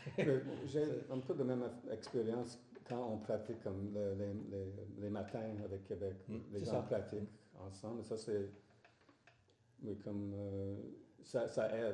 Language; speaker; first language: French; non-native, fluent; English